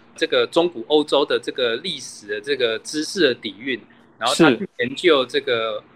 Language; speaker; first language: Chinese; native; Chinese